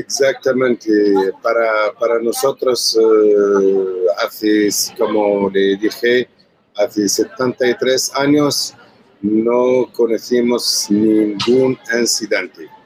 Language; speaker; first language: Spanish; non-native, learner; Arabic